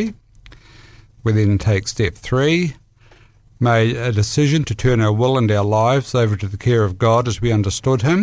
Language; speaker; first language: English; native; English